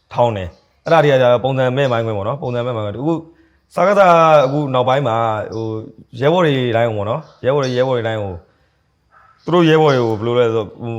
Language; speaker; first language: Burmese; native; Burmese